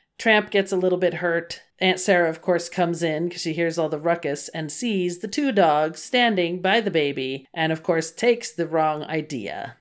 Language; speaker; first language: English; native; English